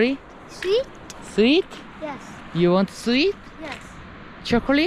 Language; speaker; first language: English; non-native, learner; Korean